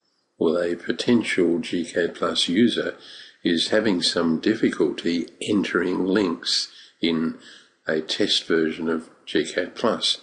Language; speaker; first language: English; native; English